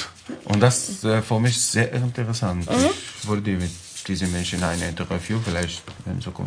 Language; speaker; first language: German; non-native, learner; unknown